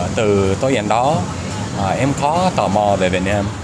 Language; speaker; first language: Vietnamese; non-native, learner; English